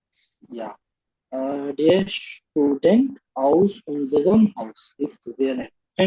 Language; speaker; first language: German; non-native, learner; Hindi